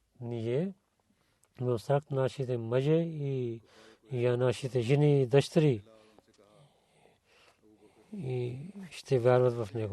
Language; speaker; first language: Bulgarian; non-native, learner; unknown